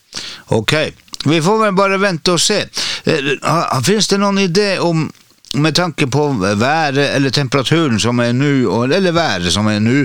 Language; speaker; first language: Norwegian; native; Norwegian